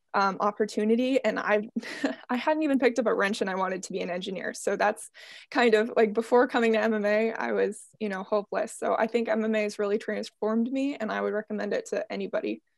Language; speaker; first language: English; native; English